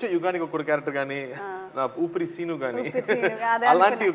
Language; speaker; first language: Telugu; non-native, local second language; Tamil